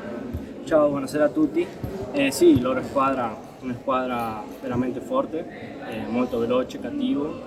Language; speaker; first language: Italian; non-native, learner; Spanish